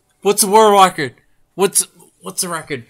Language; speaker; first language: English; native; English